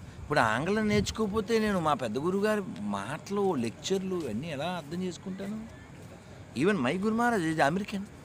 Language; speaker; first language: Telugu; non-native, fluent; Hindi